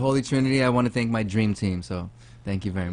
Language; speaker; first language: English; native; English